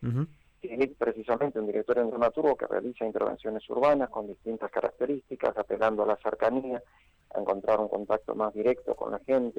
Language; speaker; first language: Spanish; native; Spanish